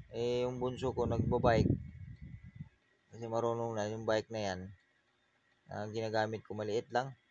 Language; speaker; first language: Filipino; native; Filipino